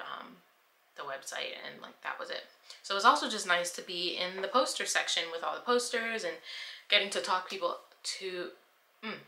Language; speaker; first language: English; native; English